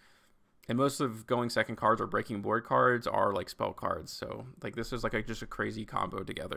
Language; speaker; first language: English; native; English